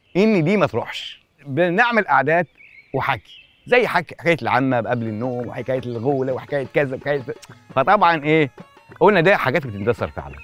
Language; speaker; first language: Egyptian Arabic; non-native, local second language; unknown